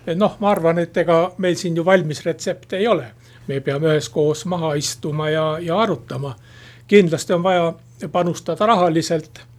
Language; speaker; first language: Estonian; native; Estonian